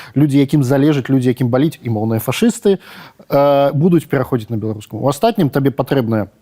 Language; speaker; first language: Belarusian; non-native, local second language; Russian